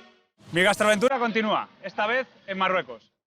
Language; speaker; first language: Spanish; native; Spanish